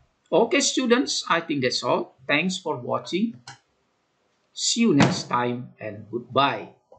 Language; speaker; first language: English; non-native, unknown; Indonesian